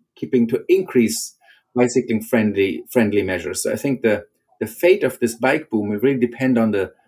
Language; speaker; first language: English; non-native, fluent; German